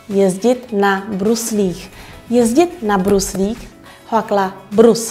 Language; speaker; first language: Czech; early bilingual, other home language; Vietnamese